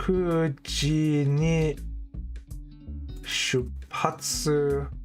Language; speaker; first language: Japanese; non-native, learner; English